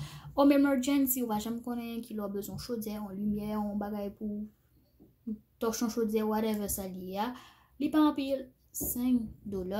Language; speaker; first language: French; non-native, learner; Haitian Creole